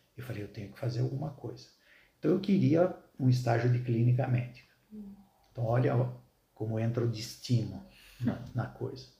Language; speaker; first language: Portuguese; early bilingual, other home language; Arabic